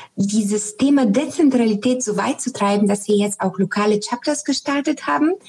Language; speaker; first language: German; non-native, fluent; Bulgarian